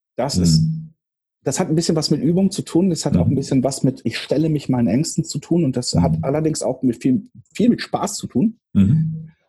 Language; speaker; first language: German; native; German